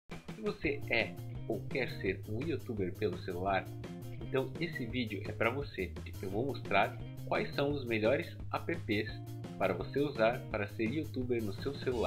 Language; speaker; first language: Portuguese; native; Portuguese